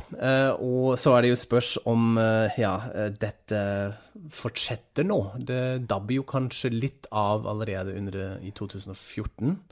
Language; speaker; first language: Norwegian; non-native, fluent; German